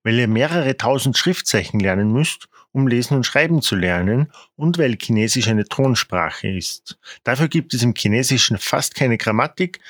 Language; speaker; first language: German; non-native, fluent; Korean